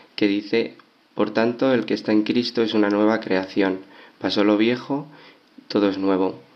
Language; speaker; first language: Spanish; native; Spanish